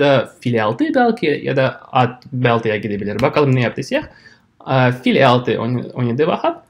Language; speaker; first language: Turkish; non-native, fluent; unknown